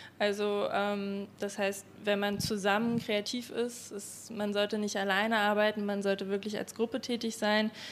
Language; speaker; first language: German; native; German